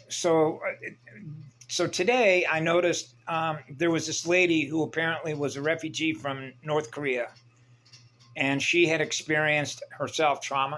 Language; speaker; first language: English; native; English